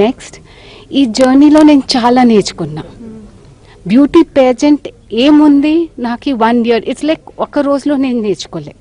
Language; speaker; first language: Telugu; non-native, local second language; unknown